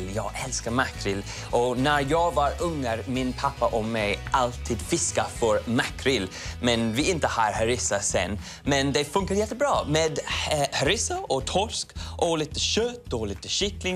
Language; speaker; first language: Swedish; non-native, learner; English